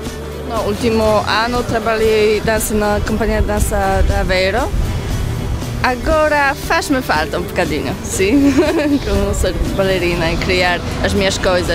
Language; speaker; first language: Portuguese; non-native, learner; Polish